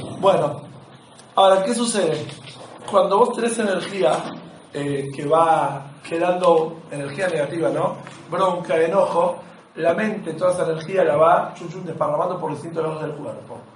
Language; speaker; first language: Spanish; native; Spanish